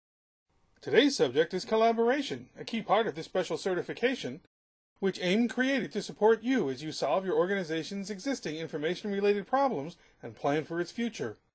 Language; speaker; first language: English; native; English